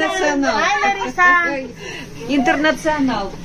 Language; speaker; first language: Russian; non-native, learner; Norwegian